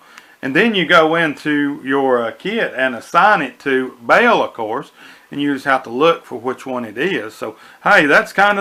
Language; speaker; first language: English; native; English